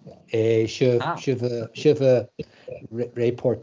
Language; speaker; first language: French; non-native, learner; English